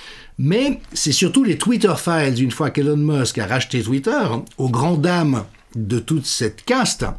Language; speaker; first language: French; native; French